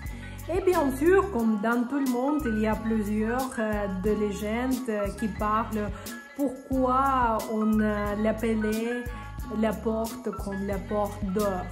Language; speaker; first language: French; non-native, fluent; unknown